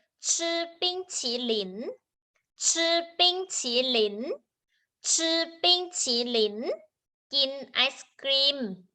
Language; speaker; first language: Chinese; non-native, fluent; Thai